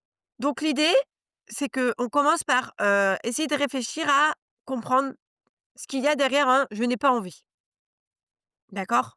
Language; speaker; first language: French; native; French